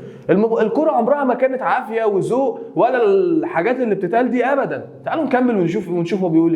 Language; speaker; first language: Arabic; native; Arabic